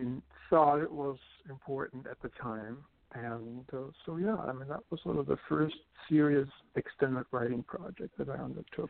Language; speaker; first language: English; non-native, fluent; German